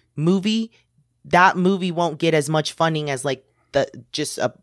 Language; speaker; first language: English; early bilingual, other home language; Spanish